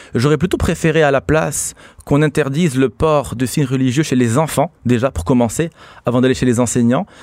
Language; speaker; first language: French; non-native, local second language; Arabic